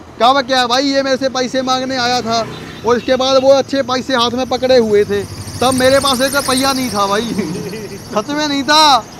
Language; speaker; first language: Hindi; non-native, local second language; Punjabi